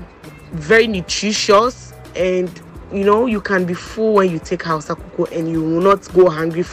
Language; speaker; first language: English; non-native, local second language; Akan